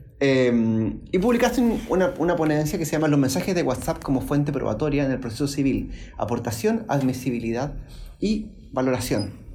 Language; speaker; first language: Spanish; native; Spanish